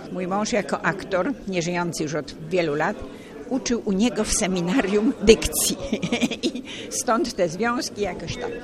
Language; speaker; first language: Polish; native; Polish